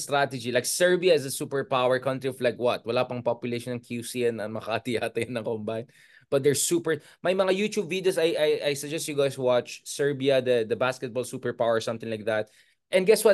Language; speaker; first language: English; non-native, local second language; Filipino